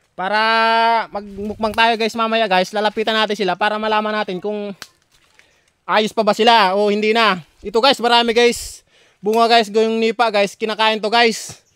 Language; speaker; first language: Filipino; non-native, local second language; Bikol